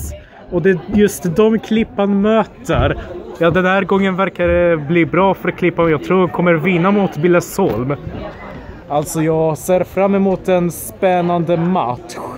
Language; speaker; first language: Swedish; early bilingual, other home language; Polish